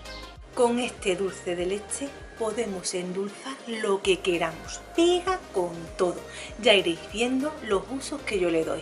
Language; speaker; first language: Spanish; native; Spanish